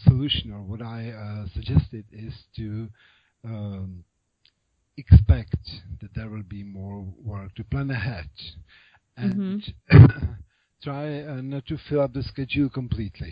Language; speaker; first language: English; non-native, fluent; Czech